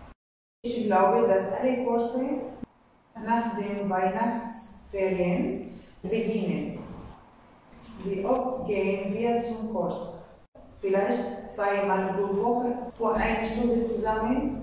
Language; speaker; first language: German; non-native, learner; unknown